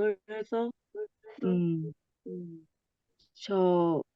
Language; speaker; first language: Korean; non-native, learner; Thai